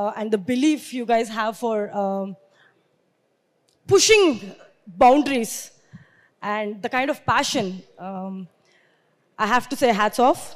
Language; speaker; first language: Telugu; non-native, learner; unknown